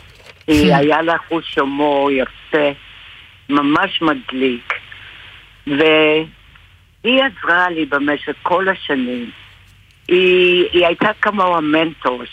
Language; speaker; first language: Hebrew; non-native, fluent; English